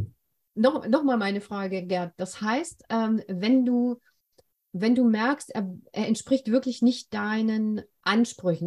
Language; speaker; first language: German; native; German